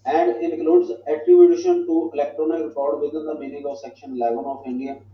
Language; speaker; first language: English; non-native, local second language; Punjabi